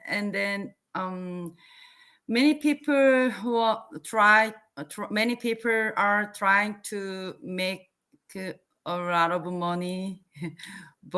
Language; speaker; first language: English; non-native, learner; Korean